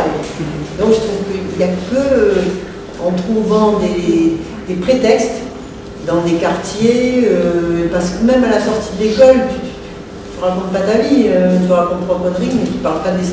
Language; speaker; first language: French; native; French